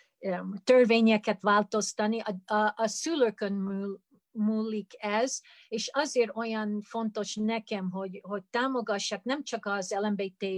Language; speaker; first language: Hungarian; early bilingual, heritage; Hungarian